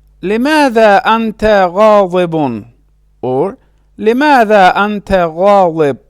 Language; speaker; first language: Arabic; non-native, fluent; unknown